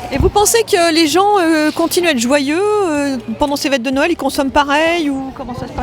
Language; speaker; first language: French; native; French